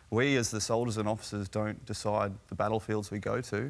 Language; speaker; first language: English; native; English